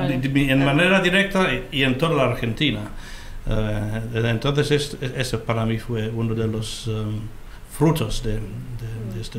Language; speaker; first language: Spanish; non-native, fluent; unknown